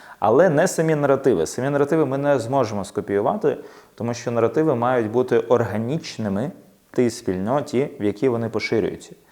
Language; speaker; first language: Ukrainian; non-native, local second language; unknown